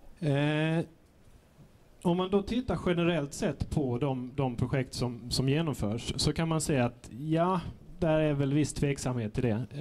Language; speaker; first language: Swedish; native; Swedish